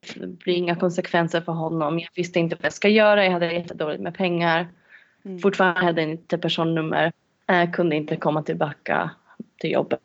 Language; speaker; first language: Swedish; non-native, fluent; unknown